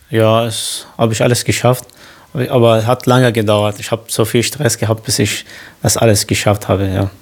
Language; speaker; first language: German; non-native, local second language; Kurdish